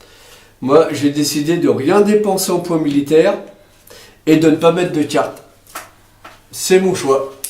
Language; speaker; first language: French; native; French